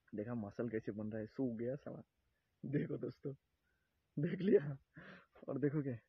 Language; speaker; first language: Hindi; non-native, local second language; Bangla